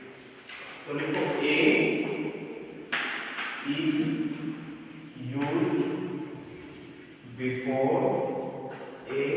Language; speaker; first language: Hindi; native; Hindi